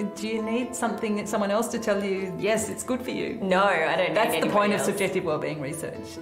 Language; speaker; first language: English; native; English